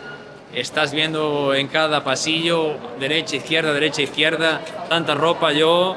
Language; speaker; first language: Spanish; non-native, fluent; Portuguese